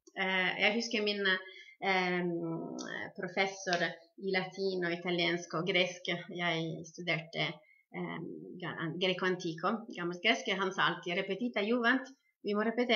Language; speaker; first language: Norwegian; non-native, fluent; Italian